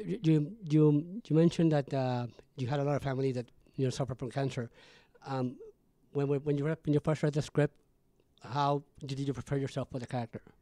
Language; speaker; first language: English; non-native, fluent; Spanish